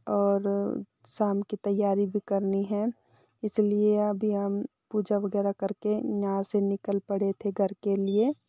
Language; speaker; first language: Hindi; native; Hindi